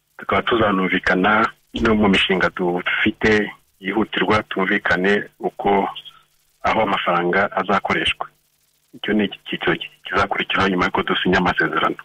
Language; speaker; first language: Kinyarwanda; native; Kinyarwanda